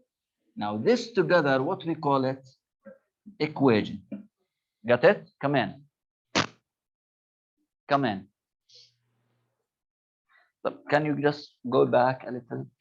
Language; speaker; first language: English; non-native, local second language; Arabic